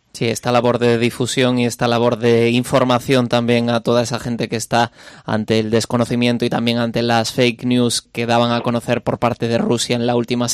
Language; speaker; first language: Spanish; native; Spanish